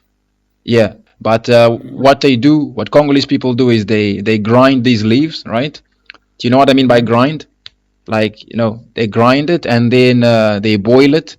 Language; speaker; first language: English; non-native, fluent; Lingala